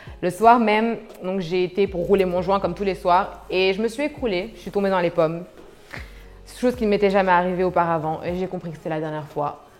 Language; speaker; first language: French; early bilingual, other home language; Arabic